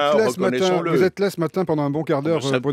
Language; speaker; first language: French; native; French